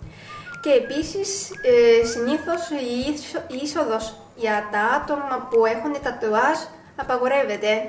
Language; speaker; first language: Greek; non-native, fluent; Japanese